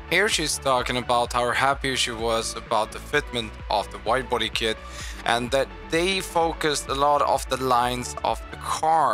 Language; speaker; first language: English; non-native, fluent; Swedish